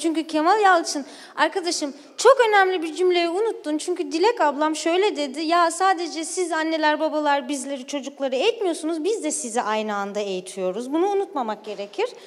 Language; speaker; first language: Turkish; early bilingual, heritage; Turkish